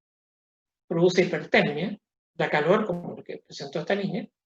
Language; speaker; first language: Spanish; native; Spanish